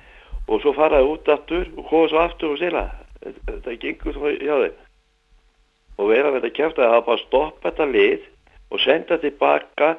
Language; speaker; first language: Icelandic; non-native, learner; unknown